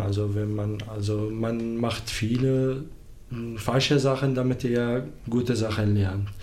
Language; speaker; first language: German; non-native, learner; Arabic